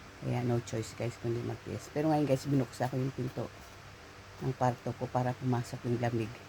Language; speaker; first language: Filipino; native; Filipino